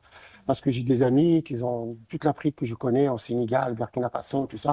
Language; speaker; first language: French; non-native, local second language; Arabic